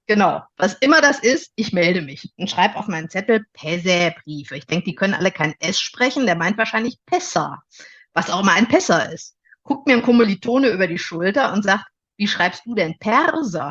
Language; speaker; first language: German; native; German